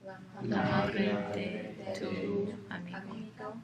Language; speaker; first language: Spanish; non-native, learner; English